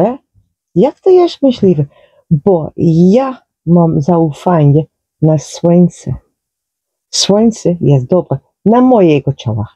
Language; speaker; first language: Polish; non-native, learner; Dutch